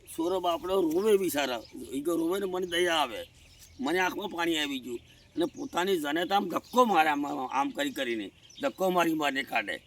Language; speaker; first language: Gujarati; non-native, local second language; Bhili